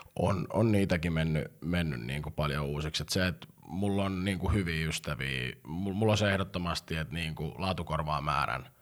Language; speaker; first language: Finnish; native; Finnish